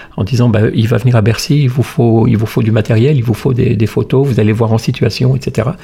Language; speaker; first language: French; native; French